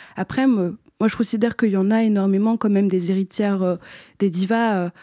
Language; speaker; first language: French; native; French